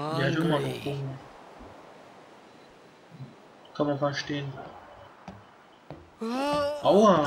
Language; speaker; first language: German; native; German